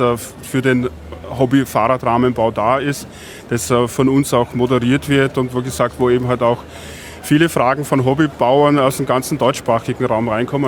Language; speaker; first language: German; native; German